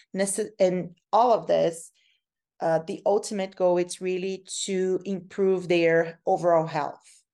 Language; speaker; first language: English; non-native, fluent; Portuguese